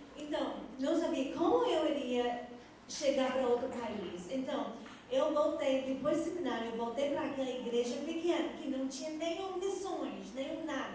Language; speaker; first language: Portuguese; non-native, fluent; English